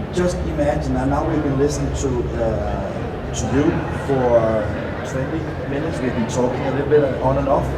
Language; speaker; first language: English; non-native, fluent; Danish